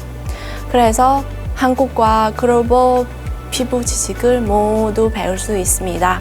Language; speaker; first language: Korean; non-native, fluent; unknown